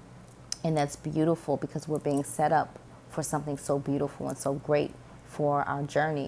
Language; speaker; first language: English; native; English